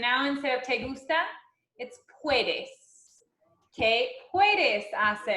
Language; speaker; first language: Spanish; non-native, fluent; English